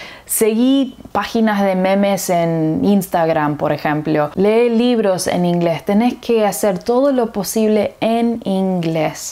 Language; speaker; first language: Spanish; early bilingual, heritage; English